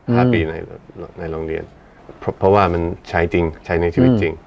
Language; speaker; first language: Thai; non-native, fluent; English